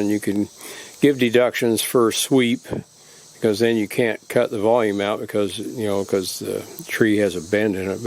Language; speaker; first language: English; native; English